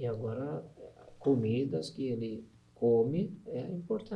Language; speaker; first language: Portuguese; non-native, learner; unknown